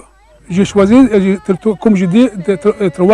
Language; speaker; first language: French; non-native, learner; Arabic